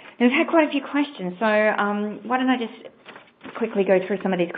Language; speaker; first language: English; native; English